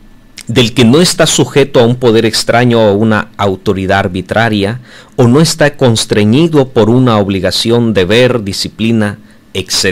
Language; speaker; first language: Spanish; native; Spanish